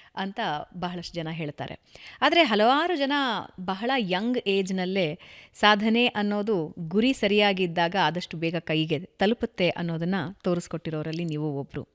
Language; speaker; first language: Kannada; native; Kannada